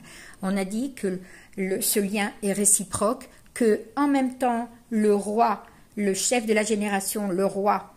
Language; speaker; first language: French; native; French